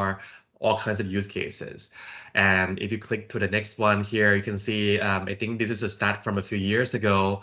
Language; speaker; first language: English; non-native, fluent; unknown